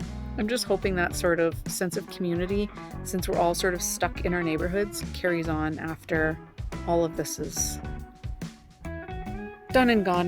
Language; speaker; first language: English; native; English